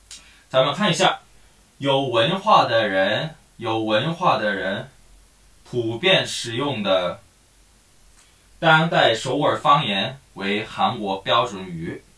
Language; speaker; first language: Chinese; non-native, fluent; Korean